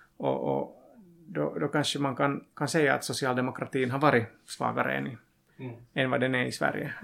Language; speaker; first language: Swedish; non-native, local second language; Finnish